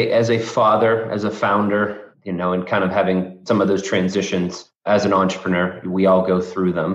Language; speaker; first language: English; native; English